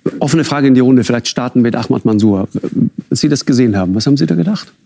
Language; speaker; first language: German; native; German